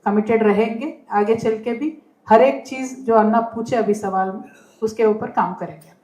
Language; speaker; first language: Hindi; non-native, local second language; Telugu